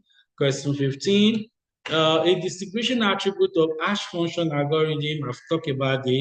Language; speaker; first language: English; non-native, local second language; Yoruba